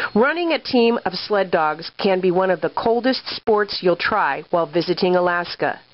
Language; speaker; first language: English; native; English